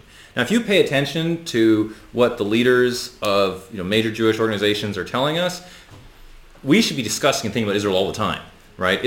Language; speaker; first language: English; native; English